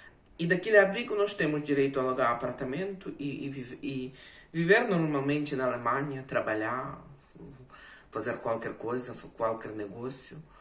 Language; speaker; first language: Portuguese; non-native, fluent; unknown